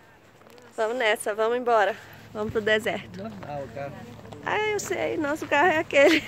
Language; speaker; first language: Portuguese; native; Portuguese